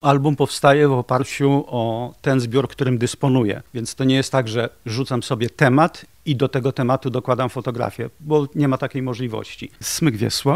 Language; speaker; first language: Polish; native; Polish